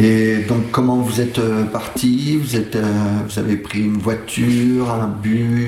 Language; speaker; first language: French; native; French